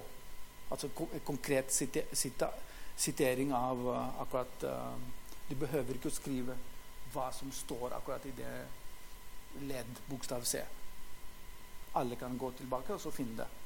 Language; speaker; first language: Norwegian; non-native, fluent; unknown